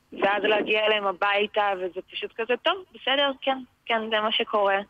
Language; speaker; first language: Hebrew; early bilingual, other home language; Russian